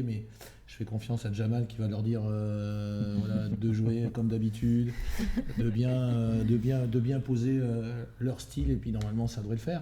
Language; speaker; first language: French; native; French